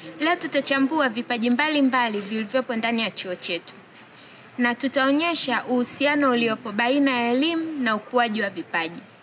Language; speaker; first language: Swahili; native; Swahili